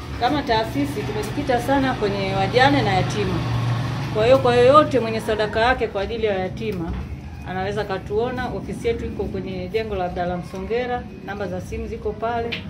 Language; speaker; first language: Swahili; native; Swahili